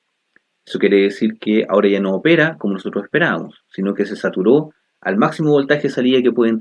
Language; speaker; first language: Spanish; native; Spanish